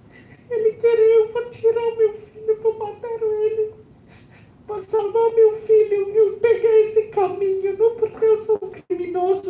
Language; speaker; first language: Portuguese; non-native, learner; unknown